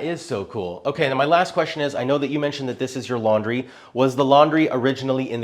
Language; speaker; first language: English; native; English